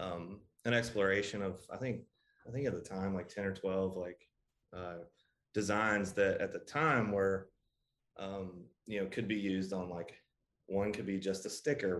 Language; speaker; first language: English; native; English